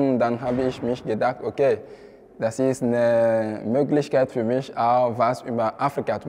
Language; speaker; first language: German; non-native, fluent; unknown